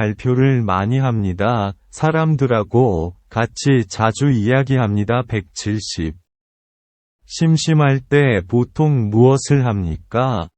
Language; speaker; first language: Korean; non-native, learner; Vietnamese